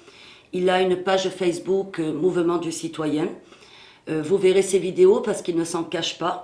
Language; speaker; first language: French; native; French